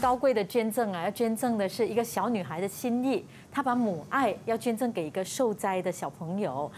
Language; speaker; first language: Chinese; native; Chinese